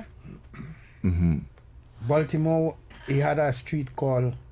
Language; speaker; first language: English; native; English